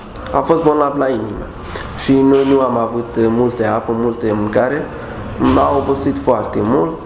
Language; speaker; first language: Romanian; non-native, learner; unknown